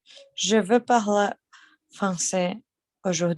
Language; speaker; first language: French; non-native, learner; Portuguese